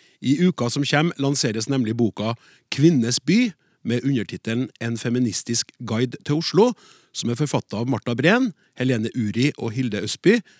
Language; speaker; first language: Norwegian; native; Norwegian